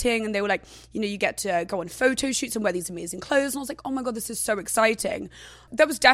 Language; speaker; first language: English; native; English